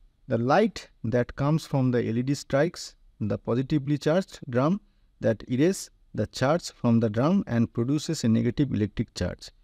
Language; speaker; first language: English; non-native, local second language; Bangla